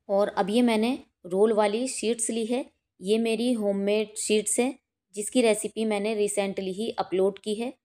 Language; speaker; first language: Hindi; native; Hindi